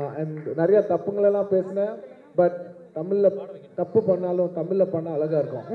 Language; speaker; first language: Tamil; non-native, local second language; Telugu